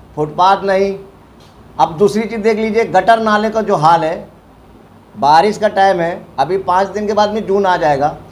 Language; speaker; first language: Hindi; non-native, local second language; Urdu